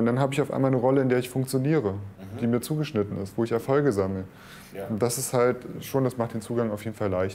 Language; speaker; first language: German; native; German